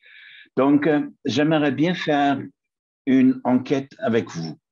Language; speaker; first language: French; non-native, fluent; German